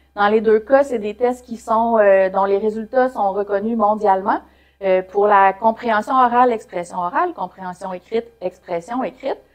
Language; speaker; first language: French; native; French